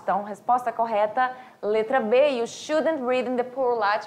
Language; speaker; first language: English; non-native, fluent; Portuguese